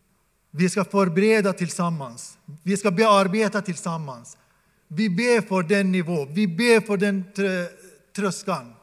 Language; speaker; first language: Swedish; non-native, fluent; Persian